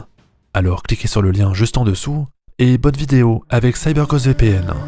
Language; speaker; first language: French; native; French